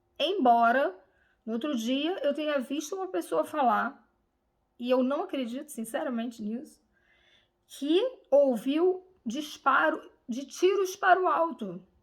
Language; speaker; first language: Portuguese; native; Portuguese